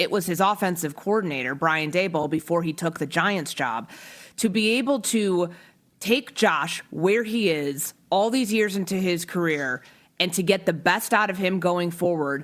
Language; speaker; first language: English; native; English